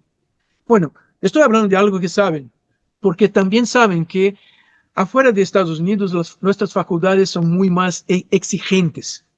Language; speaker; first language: Spanish; non-native, fluent; Portuguese